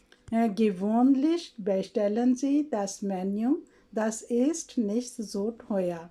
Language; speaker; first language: German; non-native, fluent; Urdu